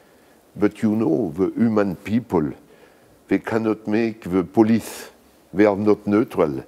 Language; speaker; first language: English; non-native, learner; French